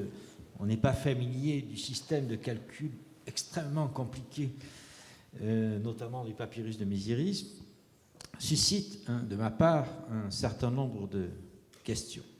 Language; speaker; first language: French; native; French